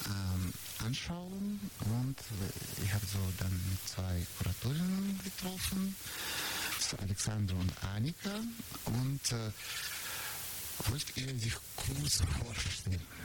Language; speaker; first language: German; non-native, learner; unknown